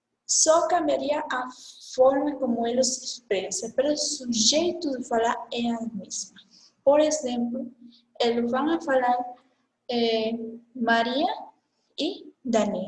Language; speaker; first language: Portuguese; non-native, fluent; Spanish